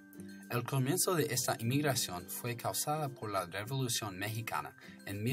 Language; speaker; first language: Spanish; non-native, fluent; English